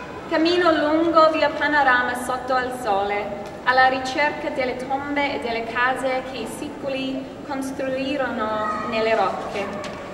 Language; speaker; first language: Italian; non-native, fluent; English